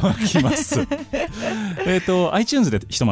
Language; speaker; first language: Japanese; native; Japanese